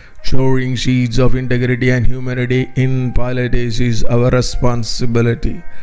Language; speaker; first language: English; non-native, local second language; Tamil